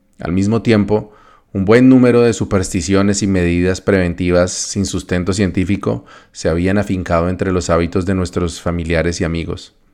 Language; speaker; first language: Spanish; native; Spanish